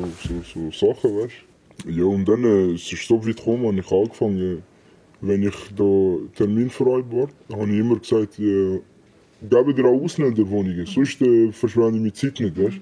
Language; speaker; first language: German; non-native, fluent; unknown